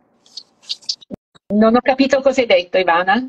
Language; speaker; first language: Italian; native; Italian